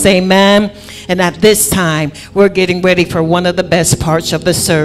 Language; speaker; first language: English; native; English